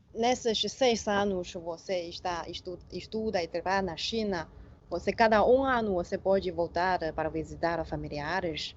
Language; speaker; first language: Portuguese; non-native, fluent; Chinese